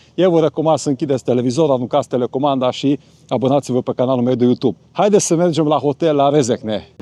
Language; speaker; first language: Romanian; non-native, local second language; Hungarian